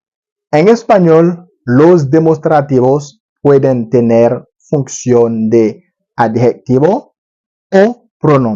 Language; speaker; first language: Spanish; non-native, learner; Haitian Creole